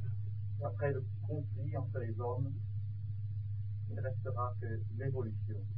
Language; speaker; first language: French; non-native, fluent; Vietnamese